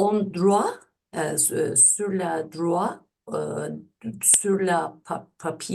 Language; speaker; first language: French; non-native, learner; Turkish